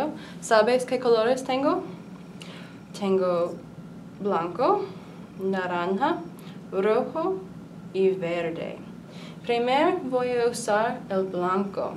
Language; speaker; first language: Spanish; non-native, learner; English